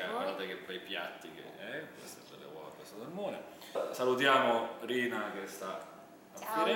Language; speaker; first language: Italian; native; Italian